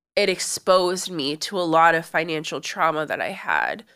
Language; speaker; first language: English; native; English